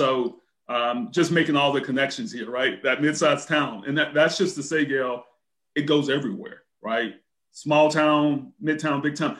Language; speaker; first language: English; native; English